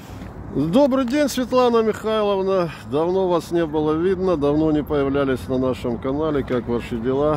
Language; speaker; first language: Russian; native; Russian